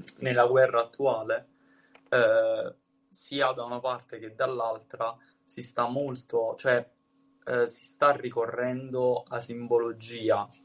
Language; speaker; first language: Italian; native; Italian